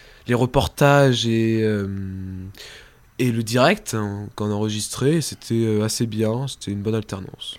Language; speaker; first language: French; native; French